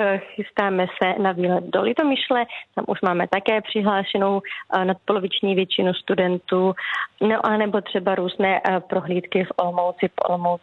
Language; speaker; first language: Czech; native; Czech